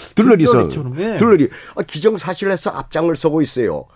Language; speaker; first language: Korean; native; Korean